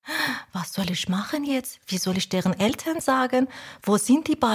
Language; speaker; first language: German; non-native, learner; Persian